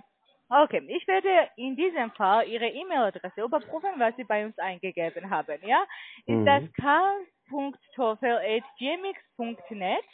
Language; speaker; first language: German; non-native, learner; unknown